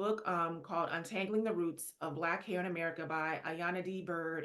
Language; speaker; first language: English; native; English